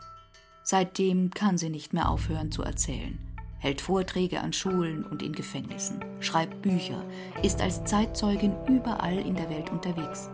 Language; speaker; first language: German; native; German